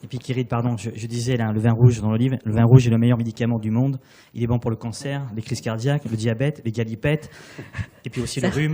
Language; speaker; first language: French; native; French